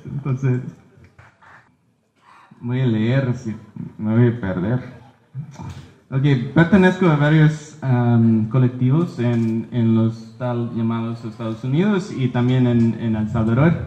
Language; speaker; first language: Spanish; early bilingual, heritage; Spanish